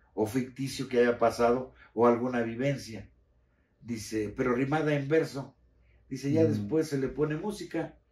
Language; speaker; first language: Spanish; native; Spanish